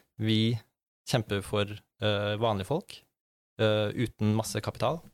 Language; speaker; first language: Norwegian; native; Norwegian